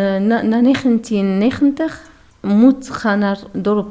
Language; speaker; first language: Dutch; non-native, learner; Arabic